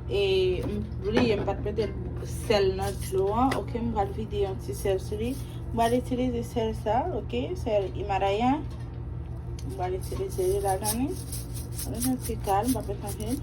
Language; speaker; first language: French; non-native, learner; Haitian Creole